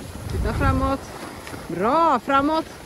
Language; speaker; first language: Swedish; native; Swedish